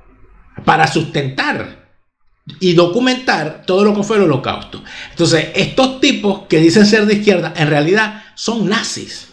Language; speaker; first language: Spanish; native; Spanish